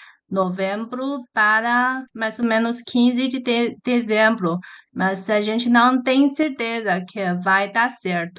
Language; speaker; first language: Portuguese; non-native, learner; Chinese